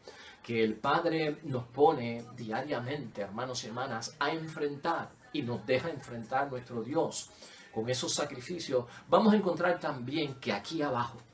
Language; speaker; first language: Spanish; native; Spanish